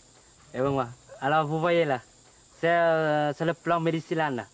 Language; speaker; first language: French; non-native, fluent; Vietnamese